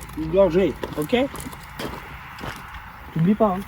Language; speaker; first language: French; native; French